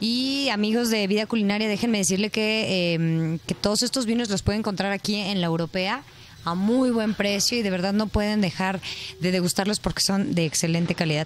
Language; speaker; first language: Spanish; native; Spanish